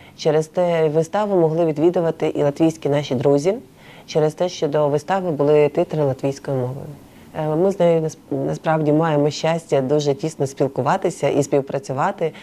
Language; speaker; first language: Ukrainian; native; Ukrainian